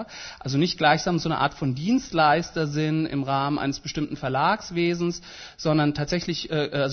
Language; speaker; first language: German; native; German